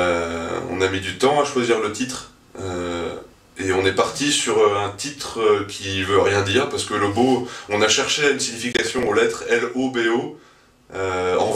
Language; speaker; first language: French; native; French